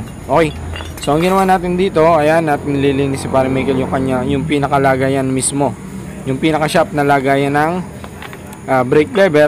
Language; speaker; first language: Filipino; native; Filipino